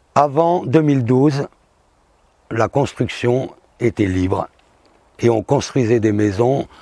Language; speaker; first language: French; native; French